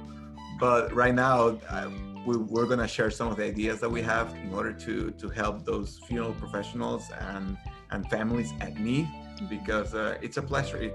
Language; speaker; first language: English; non-native, fluent; Spanish